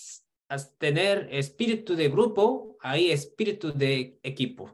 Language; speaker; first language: Spanish; non-native, fluent; Korean